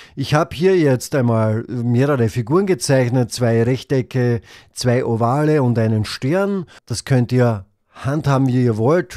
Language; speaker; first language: German; native; German